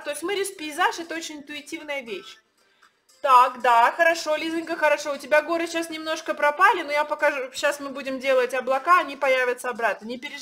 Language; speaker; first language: Russian; native; Russian